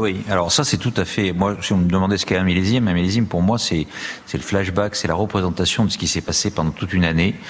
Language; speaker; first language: French; native; French